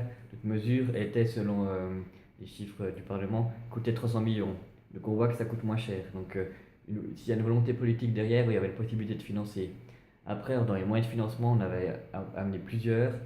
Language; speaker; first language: French; native; French